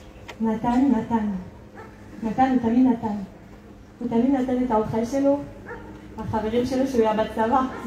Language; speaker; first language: Hebrew; non-native, fluent; French